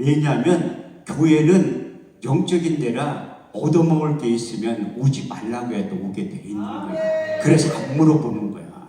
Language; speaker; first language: Korean; native; Korean